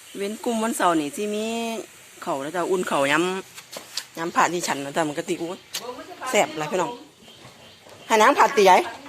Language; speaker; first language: Thai; native; Thai